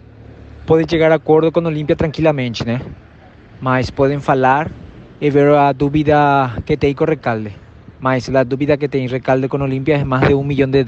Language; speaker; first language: Portuguese; non-native, learner; Spanish